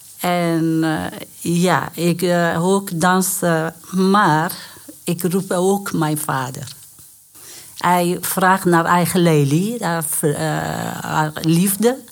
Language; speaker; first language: Dutch; non-native, learner; Persian